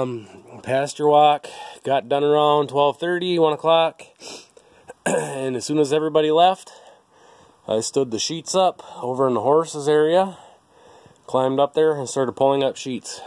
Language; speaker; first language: English; native; English